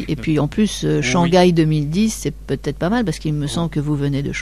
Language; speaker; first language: French; native; French